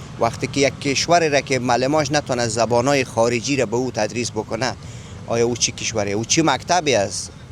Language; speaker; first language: Persian; native; Persian